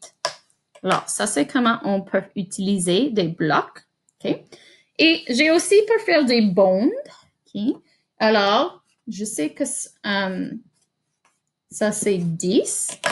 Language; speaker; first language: French; non-native, fluent; English